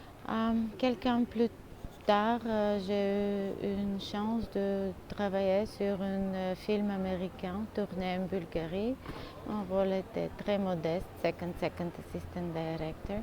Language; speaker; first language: French; non-native, learner; Bulgarian